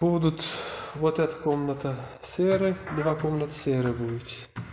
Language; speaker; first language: Russian; non-native, learner; Uzbek